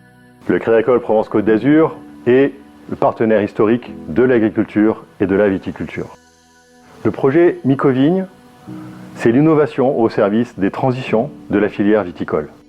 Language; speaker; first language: French; native; French